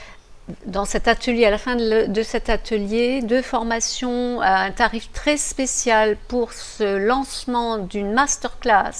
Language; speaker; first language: French; native; French